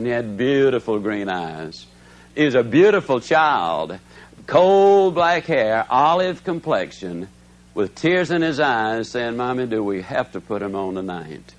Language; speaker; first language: English; native; English